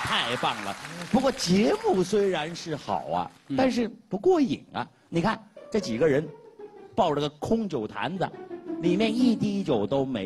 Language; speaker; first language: Chinese; native; Chinese